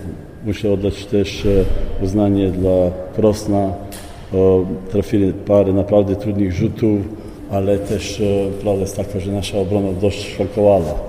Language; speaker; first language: Polish; non-native, fluent; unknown